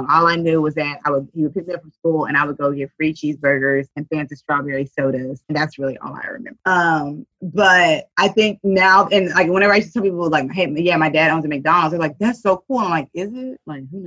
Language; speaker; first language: English; native; English